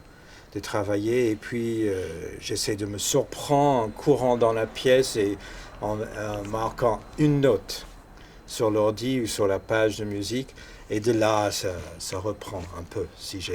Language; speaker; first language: French; non-native, fluent; English